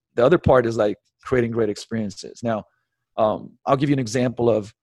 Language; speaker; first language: English; early bilingual, other home language; Slovenian